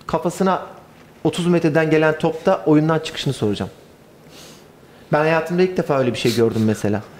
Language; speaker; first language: Turkish; native; Turkish